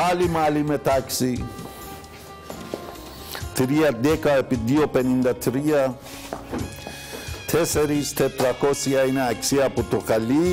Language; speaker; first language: Greek; non-native, learner; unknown